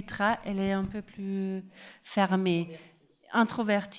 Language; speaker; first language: French; non-native, fluent; German